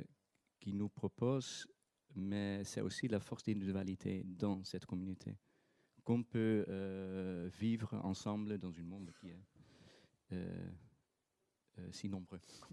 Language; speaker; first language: French; non-native, fluent; Dutch